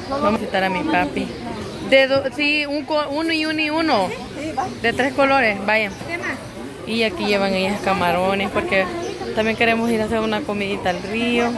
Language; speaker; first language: Spanish; native; Spanish